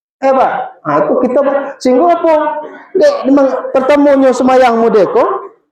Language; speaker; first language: Malay; non-native, local second language; Minangkabau